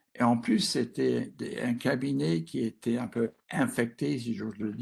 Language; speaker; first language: French; non-native, fluent; English